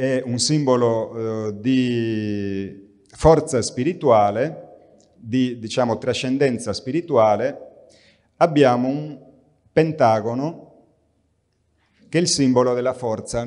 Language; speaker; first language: Italian; native; Italian